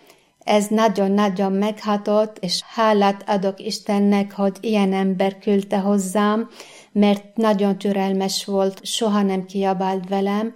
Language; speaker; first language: Hungarian; non-native, learner; Arabic